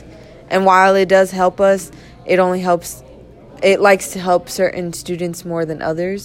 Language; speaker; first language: English; native; English